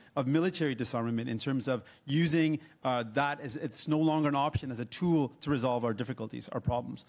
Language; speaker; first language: English; native; English